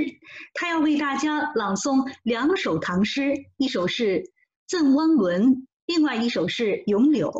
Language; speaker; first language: Chinese; native; Chinese